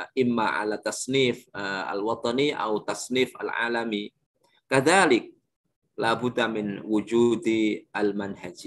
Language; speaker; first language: Arabic; non-native, fluent; Indonesian